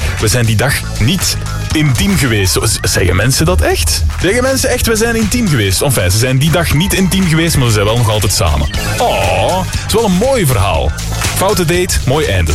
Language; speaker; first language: Dutch; native; Dutch